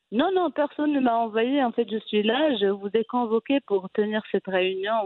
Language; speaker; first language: French; non-native, local second language; Arabic